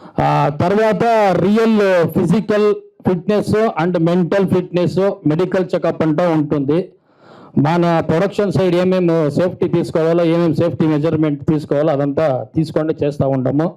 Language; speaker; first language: Telugu; non-native, learner; Kannada